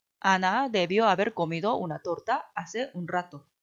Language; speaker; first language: Spanish; non-native, fluent; Korean